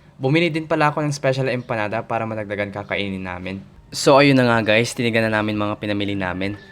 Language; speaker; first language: Filipino; non-native, local second language; Pangasinan